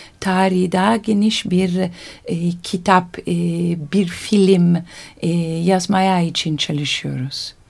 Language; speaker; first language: Turkish; non-native, learner; Italian